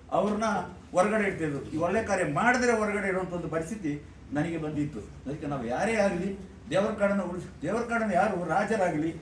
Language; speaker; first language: Kannada; non-native, local second language; Kodava